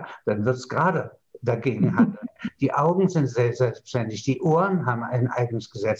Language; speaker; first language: German; native; German